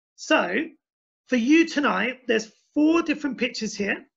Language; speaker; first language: English; native; English